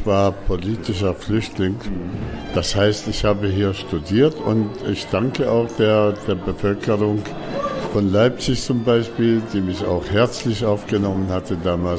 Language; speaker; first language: German; non-native, fluent; Arabic